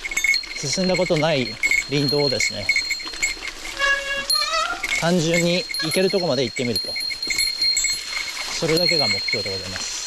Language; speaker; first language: Japanese; native; Japanese